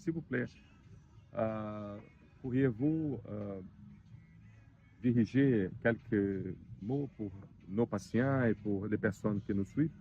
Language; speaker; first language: French; non-native, learner; Portuguese